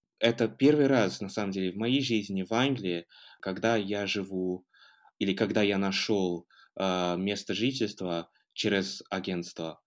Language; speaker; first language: Russian; non-native, fluent; English